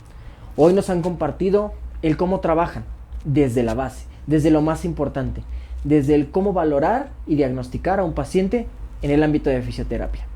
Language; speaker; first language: Spanish; native; Spanish